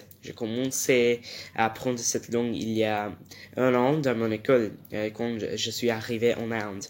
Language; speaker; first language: French; non-native, learner; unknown